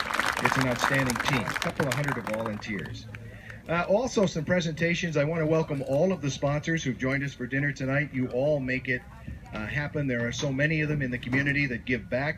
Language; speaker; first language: English; native; English